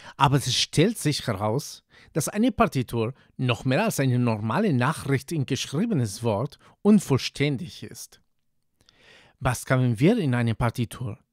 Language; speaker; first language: German; non-native, fluent; Spanish